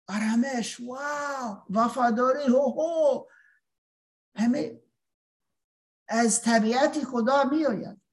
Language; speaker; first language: Persian; non-native, learner; English